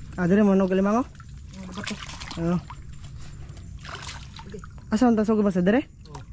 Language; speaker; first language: Filipino; native; Filipino